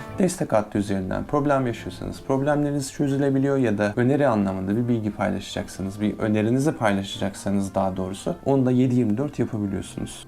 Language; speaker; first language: Turkish; native; Turkish